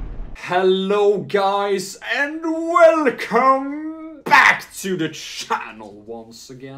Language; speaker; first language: English; non-native, fluent; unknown